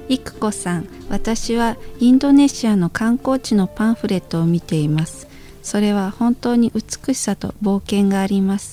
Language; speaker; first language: Japanese; non-native, fluent; Indonesian